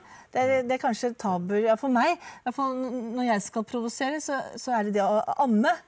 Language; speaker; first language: Norwegian; native; Norwegian